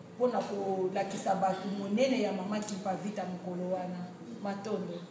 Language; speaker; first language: Lingala; non-native, local second language; Kongo